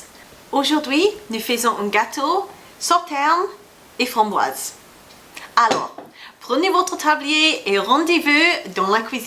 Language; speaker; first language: French; non-native, learner; English